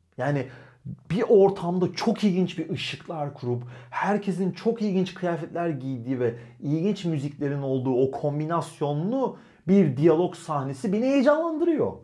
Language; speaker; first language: Turkish; native; Turkish